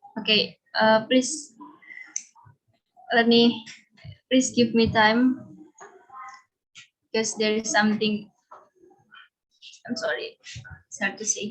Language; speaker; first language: English; non-native, learner; Indonesian